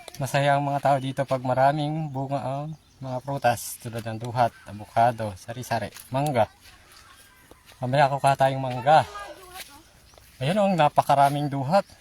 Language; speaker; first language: Filipino; native; Filipino